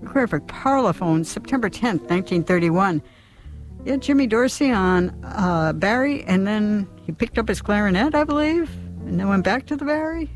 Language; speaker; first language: English; native; English